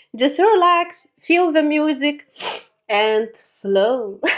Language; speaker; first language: English; non-native, learner; Lithuanian